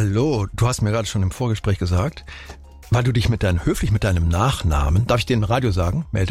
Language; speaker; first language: German; native; German